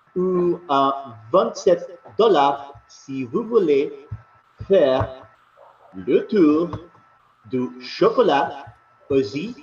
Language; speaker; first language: French; non-native, learner; Spanish